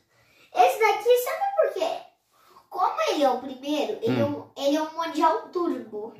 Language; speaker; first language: Portuguese; native; Portuguese